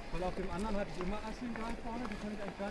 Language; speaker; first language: German; non-native, learner; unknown